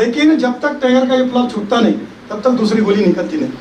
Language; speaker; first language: Hindi; non-native, local second language; Marathi